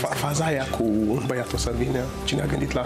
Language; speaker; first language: Romanian; non-native, learner; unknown